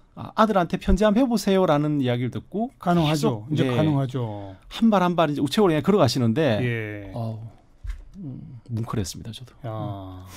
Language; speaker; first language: Korean; native; Korean